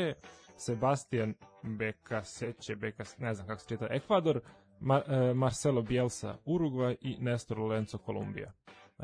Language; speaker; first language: Serbian; native; Serbian